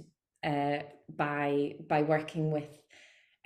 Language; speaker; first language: English; native; English